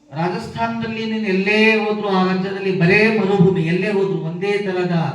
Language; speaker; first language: Kannada; non-native, local second language; Urdu